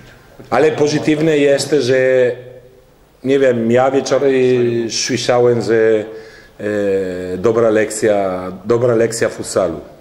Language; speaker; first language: Polish; non-native, learner; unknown